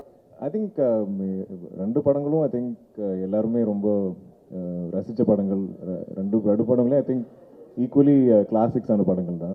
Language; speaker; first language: Tamil; non-native, local second language; Malayalam